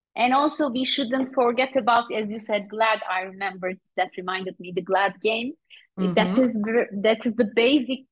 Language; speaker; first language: English; non-native, fluent; Turkish